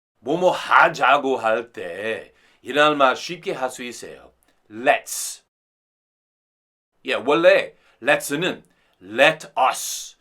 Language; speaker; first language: Korean; non-native, fluent; English